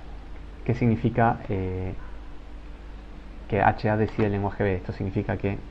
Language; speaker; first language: Spanish; native; Spanish